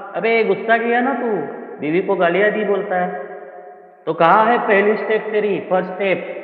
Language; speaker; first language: Hindi; non-native, local second language; Marathi